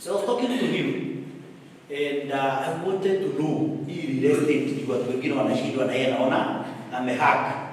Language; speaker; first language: English; non-native, local second language; Swahili